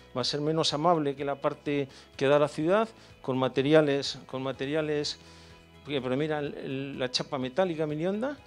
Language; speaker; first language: Spanish; native; Spanish